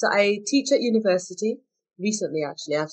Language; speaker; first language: English; native; English